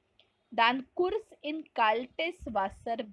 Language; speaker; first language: German; non-native, fluent; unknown